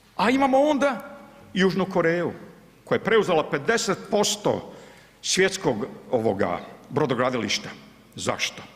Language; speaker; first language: Bosnian; early bilingual, heritage; Croatian